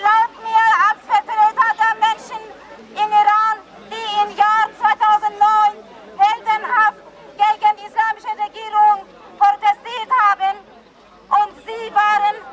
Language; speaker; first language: German; non-native, learner; Persian